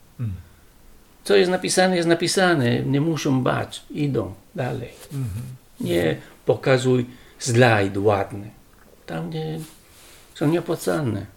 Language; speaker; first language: Polish; non-native, learner; Italian